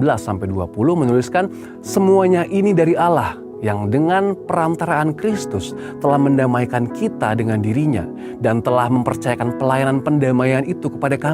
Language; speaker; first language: Indonesian; native; Indonesian